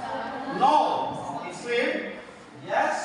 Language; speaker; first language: English; non-native, learner; Indonesian